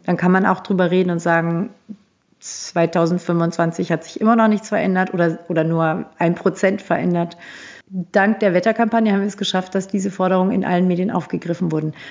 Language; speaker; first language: German; early bilingual, other home language; Turkish